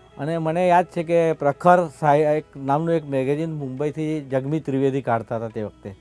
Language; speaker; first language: Gujarati; non-native, local second language; Marathi